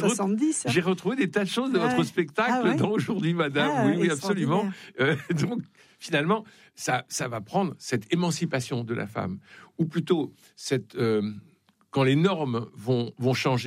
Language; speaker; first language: French; native; French